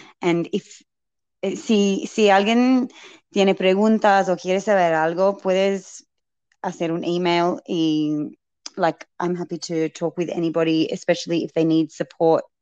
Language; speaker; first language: Spanish; non-native, learner; English